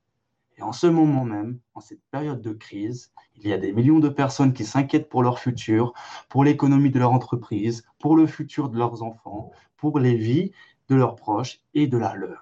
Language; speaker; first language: French; native; French